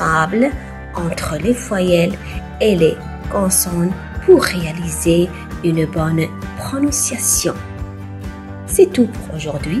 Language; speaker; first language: French; non-native, local second language; Arabic